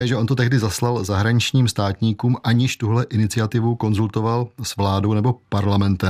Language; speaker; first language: Czech; native; Czech